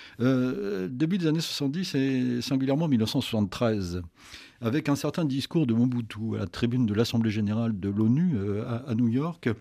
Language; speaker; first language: French; native; French